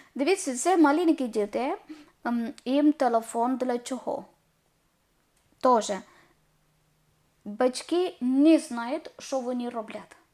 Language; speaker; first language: Ukrainian; non-native, learner; Malayalam